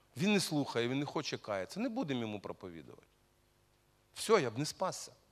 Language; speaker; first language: Ukrainian; non-native, local second language; Russian